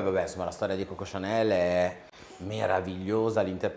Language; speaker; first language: Italian; native; Italian